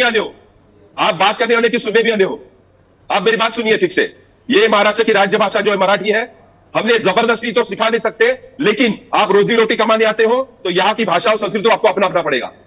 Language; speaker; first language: Hindi; non-native, local second language; Marathi